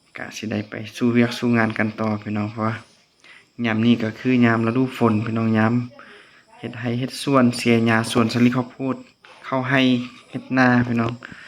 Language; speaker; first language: Lao; non-native, local second language; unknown